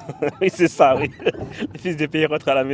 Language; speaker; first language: French; early bilingual, other home language; Bambara